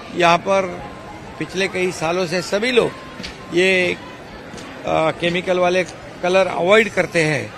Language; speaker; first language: Hindi; non-native, local second language; Marathi